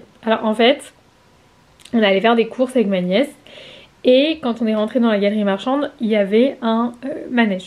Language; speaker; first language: French; native; French